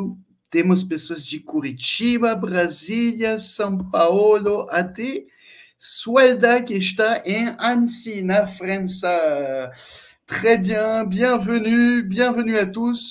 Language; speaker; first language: Portuguese; non-native, fluent; French